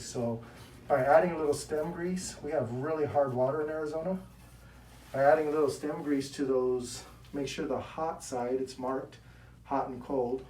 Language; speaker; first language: English; native; English